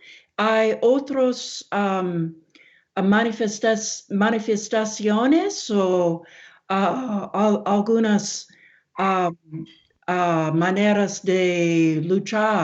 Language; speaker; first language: Spanish; non-native, learner; English